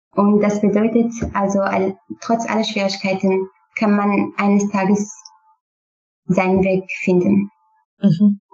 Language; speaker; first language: German; non-native, fluent; Kurdish